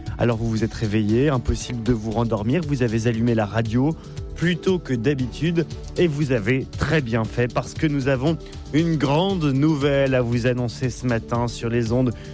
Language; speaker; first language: French; native; French